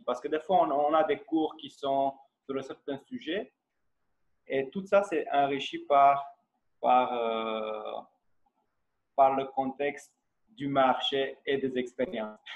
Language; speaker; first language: French; non-native, fluent; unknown